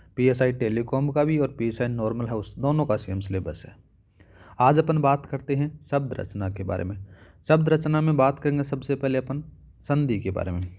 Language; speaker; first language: Hindi; native; Hindi